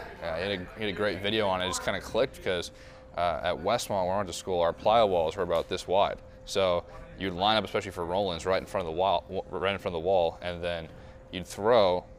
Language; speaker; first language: English; native; English